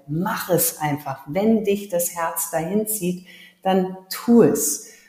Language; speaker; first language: German; early bilingual, heritage; German